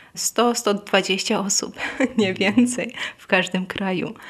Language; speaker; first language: Polish; non-native, fluent; Armenian